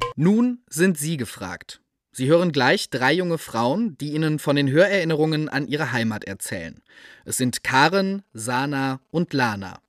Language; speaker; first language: German; native; German